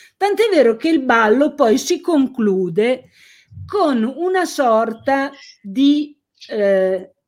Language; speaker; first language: Italian; native; Italian